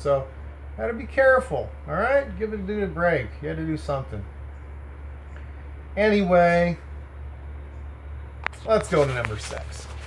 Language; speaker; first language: English; native; English